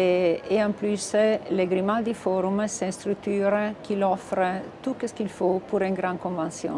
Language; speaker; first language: French; non-native, fluent; Italian